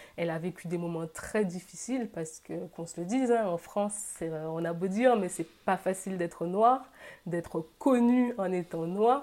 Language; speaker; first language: French; native; French